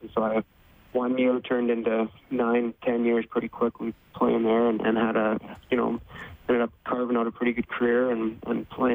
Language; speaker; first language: English; native; English